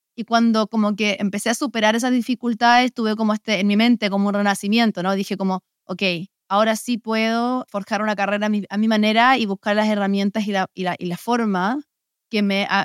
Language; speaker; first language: Spanish; early bilingual, heritage; Spanish